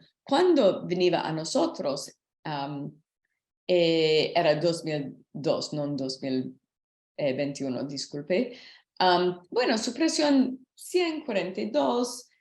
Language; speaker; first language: Spanish; non-native, learner; English